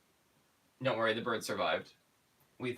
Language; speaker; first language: English; native; English